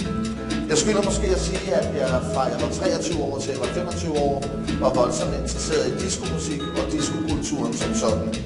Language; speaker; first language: Danish; native; Danish